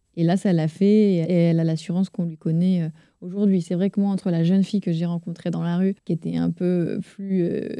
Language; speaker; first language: French; native; French